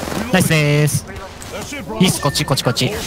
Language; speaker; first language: Japanese; native; Japanese